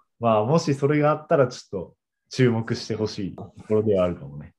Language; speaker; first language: Japanese; native; Japanese